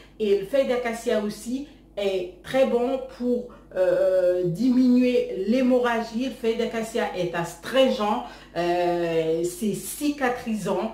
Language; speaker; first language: French; non-native, local second language; Haitian Creole